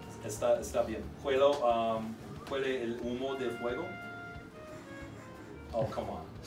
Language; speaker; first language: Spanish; non-native, learner; English